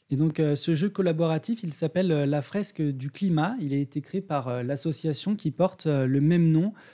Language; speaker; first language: French; native; French